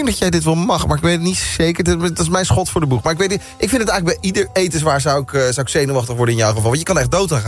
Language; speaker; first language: Dutch; native; Dutch